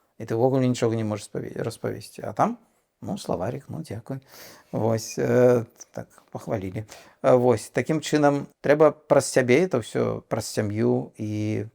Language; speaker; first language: Belarusian; non-native, local second language; Russian